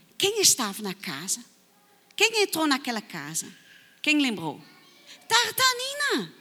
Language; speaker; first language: Portuguese; non-native, fluent; Dutch